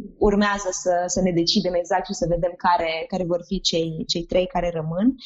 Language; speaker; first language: Romanian; native; Romanian